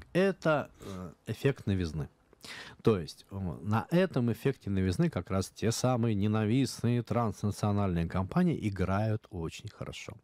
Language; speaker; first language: Russian; native; Russian